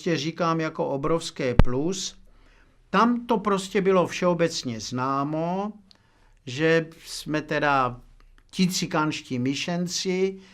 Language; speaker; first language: Czech; native; Czech